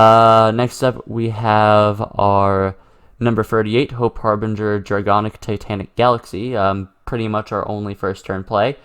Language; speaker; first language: English; native; English